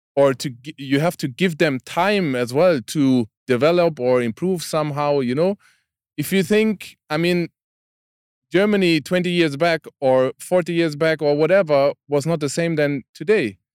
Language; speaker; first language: English; non-native, fluent; German